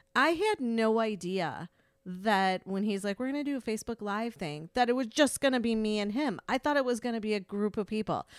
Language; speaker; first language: English; native; English